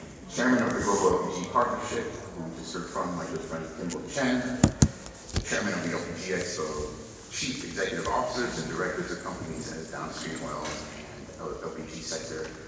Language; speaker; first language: English; native; English